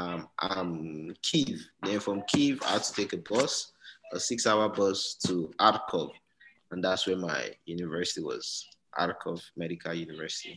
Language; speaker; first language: English; non-native, local second language; Yoruba